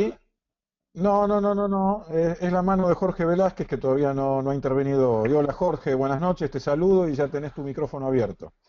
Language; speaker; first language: Spanish; native; Spanish